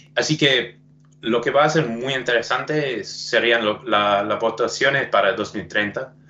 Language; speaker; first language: Spanish; non-native, fluent; English